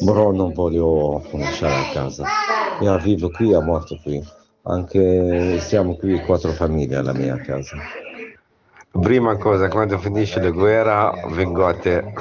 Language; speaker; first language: Italian; non-native, learner; Arabic